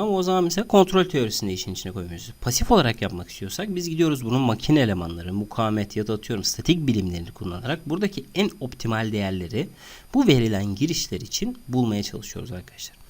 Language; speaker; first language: Turkish; native; Turkish